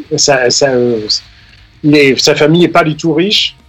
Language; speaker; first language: French; non-native, fluent; Danish